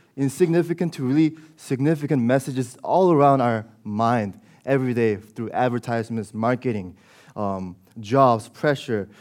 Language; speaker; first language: English; early bilingual, other home language; Korean